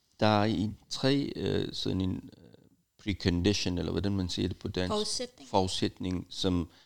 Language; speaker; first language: Danish; non-native, fluent; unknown